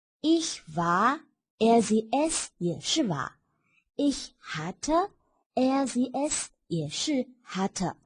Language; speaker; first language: German; non-native, fluent; Chinese